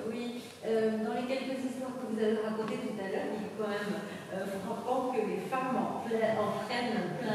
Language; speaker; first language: French; non-native, fluent; English